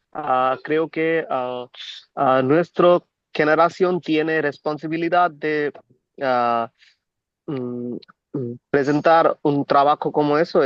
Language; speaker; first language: Spanish; non-native, learner; Bangla